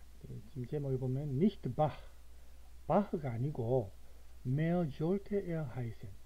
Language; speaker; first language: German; non-native, fluent; Korean